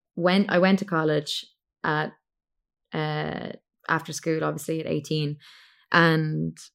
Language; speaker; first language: English; native; English